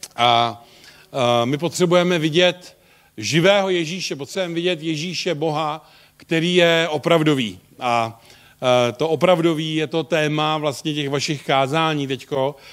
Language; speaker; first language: Czech; native; Czech